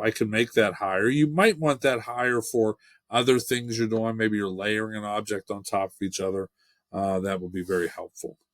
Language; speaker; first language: English; native; English